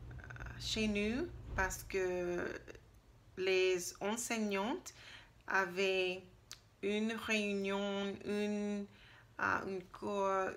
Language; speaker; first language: French; non-native, learner; English